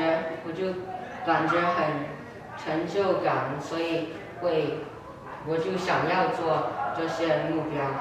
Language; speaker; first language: Chinese; non-native, learner; English